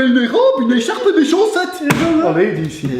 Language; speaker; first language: French; native; French